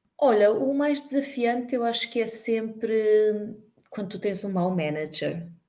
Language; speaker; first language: Portuguese; native; Portuguese